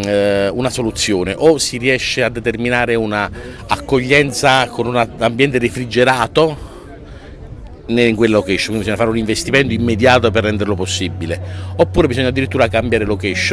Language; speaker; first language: Italian; native; Italian